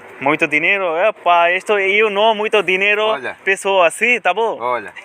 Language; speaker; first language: Portuguese; non-native, learner; Bangla